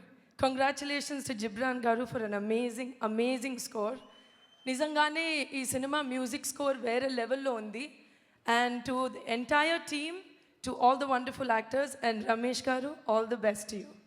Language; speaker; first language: Telugu; non-native, local second language; Tamil